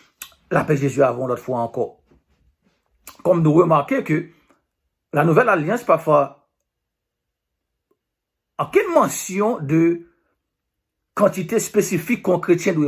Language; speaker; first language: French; non-native, local second language; Haitian Creole